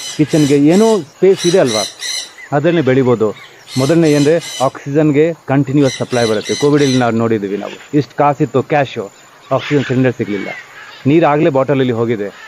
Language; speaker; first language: Kannada; non-native, fluent; Hindi